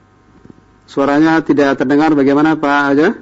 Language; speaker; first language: Indonesian; native; Indonesian